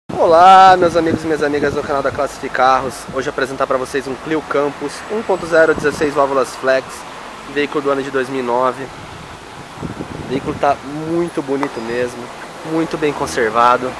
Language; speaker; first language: Portuguese; native; Portuguese